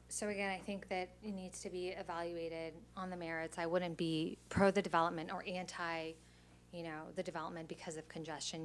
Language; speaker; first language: English; native; English